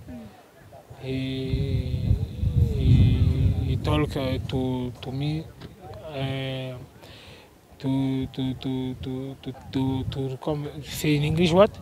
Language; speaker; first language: English; non-native, learner; French